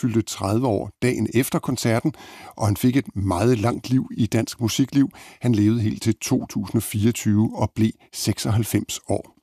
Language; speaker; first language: Danish; native; Danish